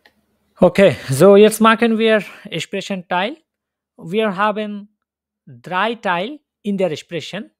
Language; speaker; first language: German; non-native, fluent; Bangla